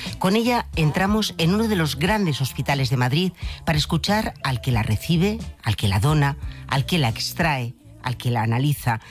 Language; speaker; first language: Spanish; native; Spanish